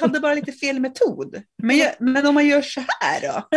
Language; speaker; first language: Swedish; native; Swedish